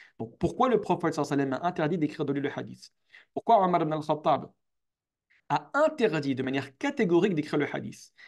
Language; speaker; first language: French; native; French